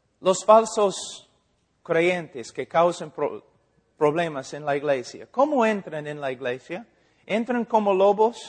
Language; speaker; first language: Spanish; non-native, fluent; English